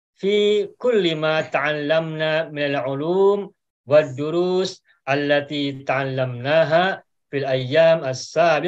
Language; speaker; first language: Arabic; non-native, fluent; Indonesian